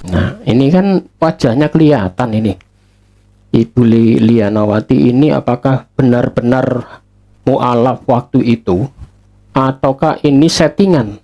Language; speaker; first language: Indonesian; native; Indonesian